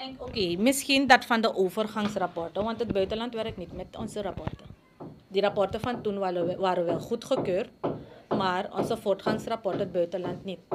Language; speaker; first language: Dutch; native; Dutch